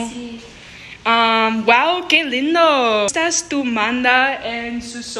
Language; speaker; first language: Spanish; non-native, learner; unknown